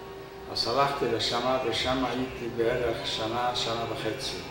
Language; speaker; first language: Hebrew; non-native, fluent; Hungarian